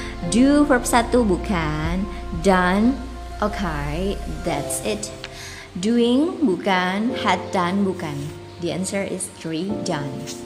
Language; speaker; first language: English; non-native, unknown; Indonesian